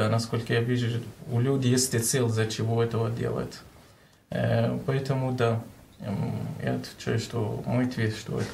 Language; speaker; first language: Russian; non-native, learner; Arabic